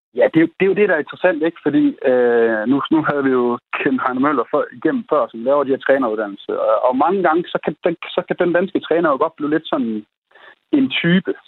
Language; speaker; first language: Danish; native; Danish